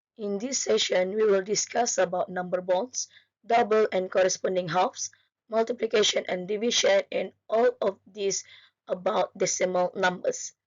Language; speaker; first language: English; non-native, local second language; Malay